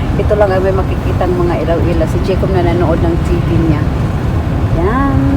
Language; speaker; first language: Filipino; non-native, local second language; Cebuano